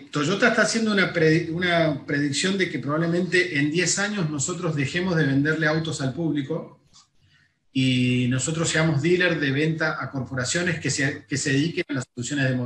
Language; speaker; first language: Spanish; native; Spanish